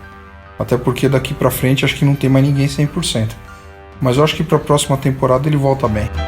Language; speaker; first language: Portuguese; native; Portuguese